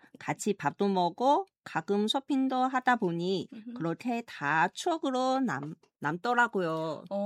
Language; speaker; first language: Korean; non-native, fluent; Chinese